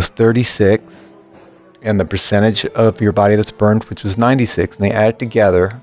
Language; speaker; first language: English; native; English